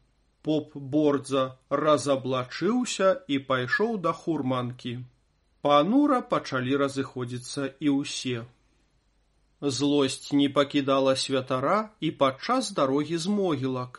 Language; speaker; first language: Belarusian; native; Belarusian